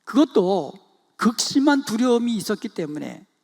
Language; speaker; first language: Korean; native; Korean